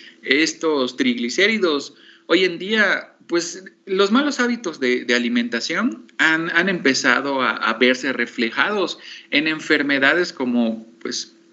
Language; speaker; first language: Spanish; native; Spanish